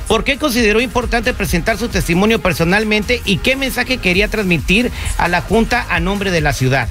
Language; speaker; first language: Spanish; early bilingual, heritage; Spanish